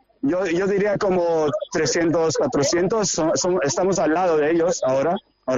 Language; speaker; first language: Spanish; non-native, fluent; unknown